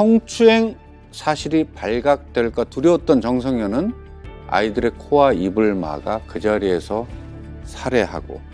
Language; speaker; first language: Korean; native; Korean